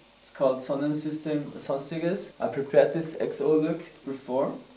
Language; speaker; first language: English; non-native, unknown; German